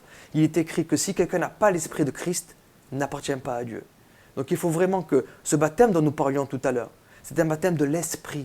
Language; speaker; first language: French; native; French